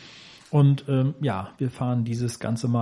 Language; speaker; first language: German; native; German